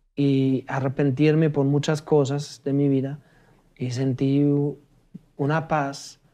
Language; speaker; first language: Spanish; non-native, fluent; German